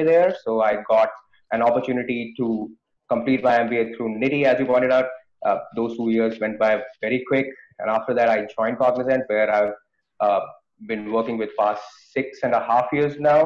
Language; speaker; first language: English; non-native, local second language; Hindi